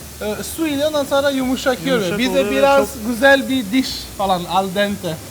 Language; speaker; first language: Turkish; non-native, learner; Italian